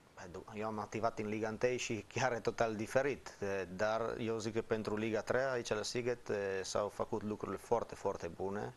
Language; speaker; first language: Romanian; non-native, fluent; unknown